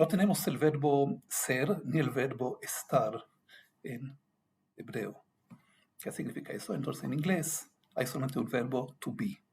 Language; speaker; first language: Spanish; non-native, fluent; Hebrew